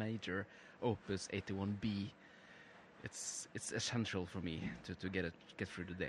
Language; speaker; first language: English; non-native, fluent; Norwegian